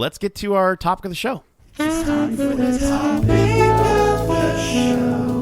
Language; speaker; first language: English; native; English